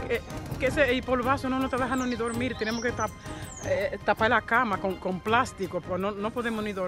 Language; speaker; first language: Spanish; native; Spanish